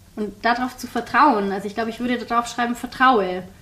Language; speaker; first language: German; early bilingual, heritage; German